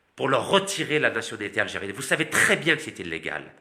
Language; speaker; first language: French; non-native, local second language; Arabic